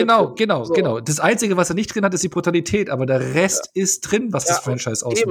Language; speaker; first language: German; native; German